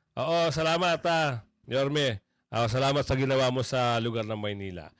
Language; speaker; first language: Filipino; native; Filipino